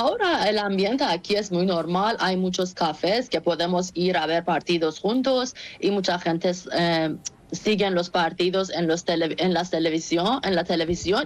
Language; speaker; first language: Spanish; non-native, learner; Persian